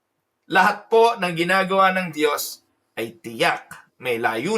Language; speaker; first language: Filipino; native; Filipino